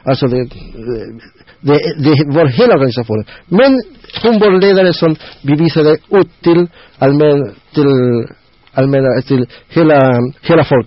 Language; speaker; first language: Swedish; non-native, learner; Spanish